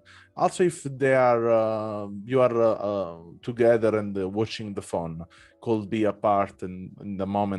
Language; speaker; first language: English; non-native, fluent; Italian